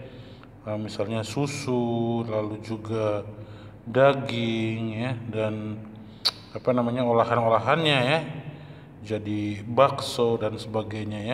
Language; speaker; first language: Indonesian; native; Indonesian